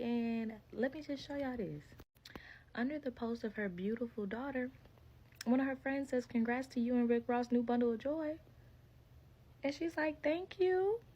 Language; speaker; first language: English; native; English